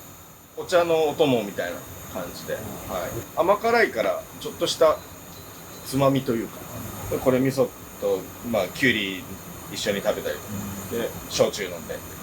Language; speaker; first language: Japanese; native; Japanese